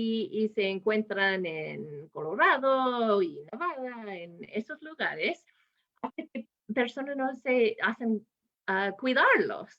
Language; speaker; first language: Spanish; non-native, fluent; English